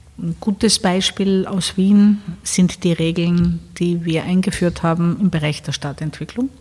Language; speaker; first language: German; non-native, fluent; Greek